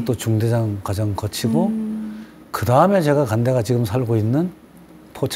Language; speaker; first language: Korean; native; Korean